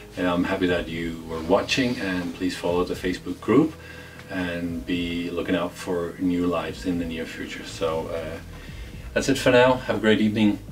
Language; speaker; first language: English; non-native, fluent; Danish